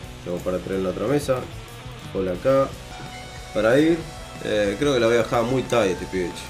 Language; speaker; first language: Spanish; native; Spanish